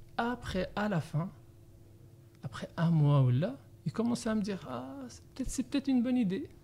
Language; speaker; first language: French; non-native, fluent; Arabic